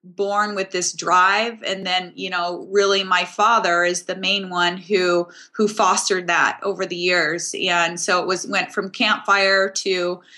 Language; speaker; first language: English; native; English